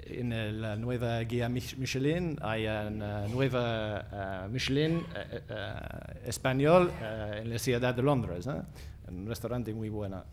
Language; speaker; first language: Spanish; non-native, fluent; English